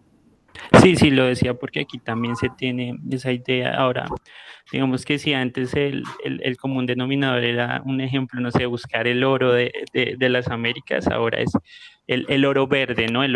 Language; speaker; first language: Spanish; native; Spanish